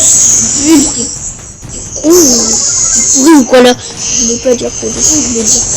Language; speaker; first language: French; early bilingual, other home language; Romanian